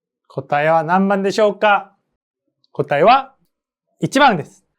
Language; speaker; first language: Japanese; non-native, fluent; Korean